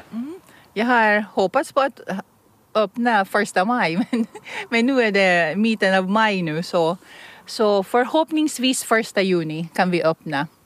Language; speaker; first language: Swedish; non-native, fluent; Filipino